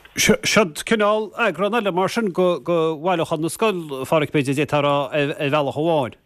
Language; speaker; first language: Irish; native; Irish